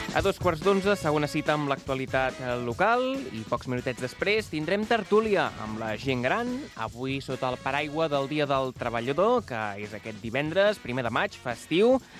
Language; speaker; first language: Catalan; native; Catalan